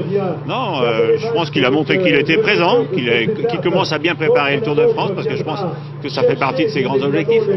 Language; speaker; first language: French; native; French